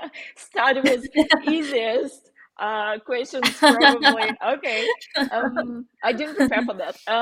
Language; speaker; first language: English; non-native, fluent; Russian